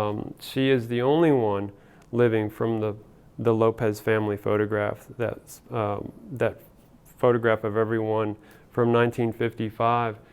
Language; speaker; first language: English; early bilingual, other home language; Spanish